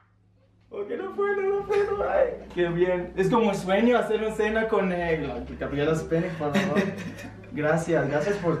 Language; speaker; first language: Spanish; non-native, learner; Hebrew